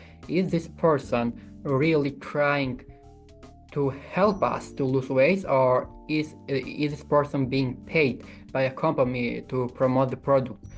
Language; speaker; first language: English; non-native, fluent; Albanian